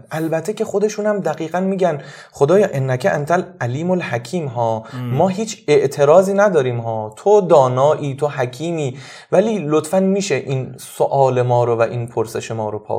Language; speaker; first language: Persian; native; Persian